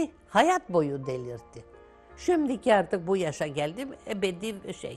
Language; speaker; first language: Turkish; non-native, local second language; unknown